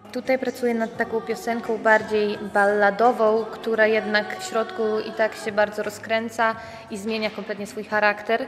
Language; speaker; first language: Polish; native; Polish